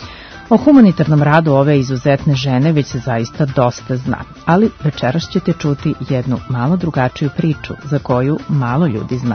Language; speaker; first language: Serbian; native; Serbian